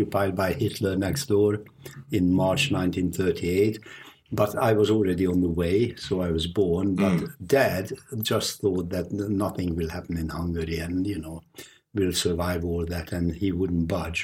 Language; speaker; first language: English; non-native, fluent; Hungarian